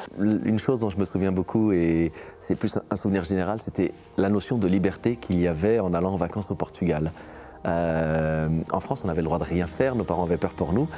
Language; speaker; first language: French; early bilingual, other home language; Portuguese